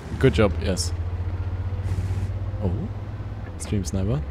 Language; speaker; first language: English; non-native, learner; German